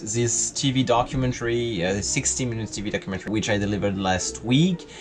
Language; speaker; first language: English; non-native, fluent; French